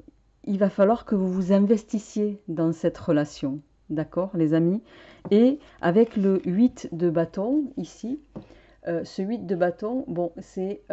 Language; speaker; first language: French; native; French